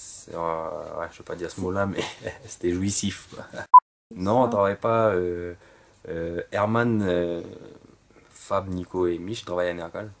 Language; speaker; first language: French; native; French